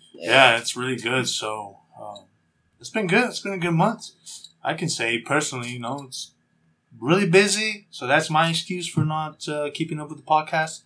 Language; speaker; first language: English; early bilingual, other home language; Spanish